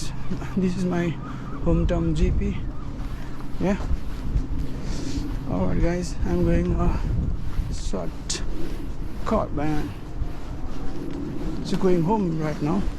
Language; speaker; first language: English; non-native, learner; Nepali